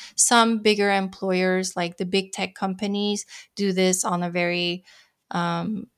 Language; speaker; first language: English; non-native, fluent; Dutch